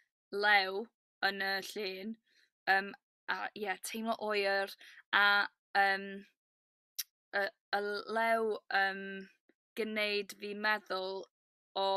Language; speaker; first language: Welsh; non-native, learner; English